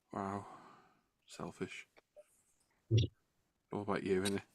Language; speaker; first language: English; native; English